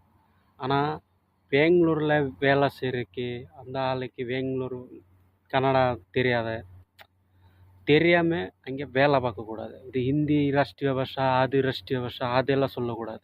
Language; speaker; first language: Tamil; non-native, learner; Assamese